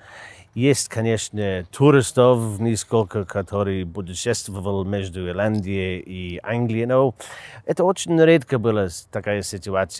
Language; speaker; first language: Russian; non-native, learner; English